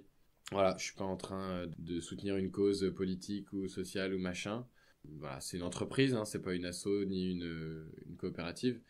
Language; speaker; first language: French; native; French